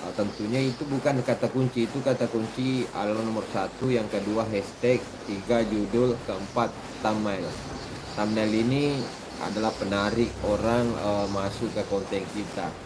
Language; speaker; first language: Indonesian; non-native, local second language; Buginese